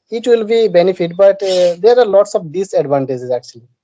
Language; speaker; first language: English; non-native, learner; Bangla